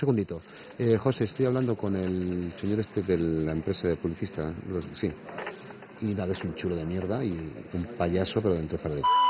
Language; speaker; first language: Spanish; native; Spanish